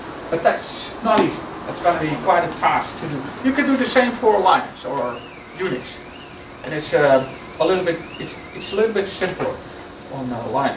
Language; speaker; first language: English; non-native, fluent; Dutch